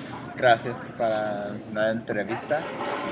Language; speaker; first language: Spanish; non-native, learner; English